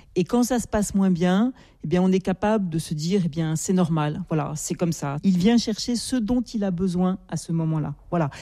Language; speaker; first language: French; native; French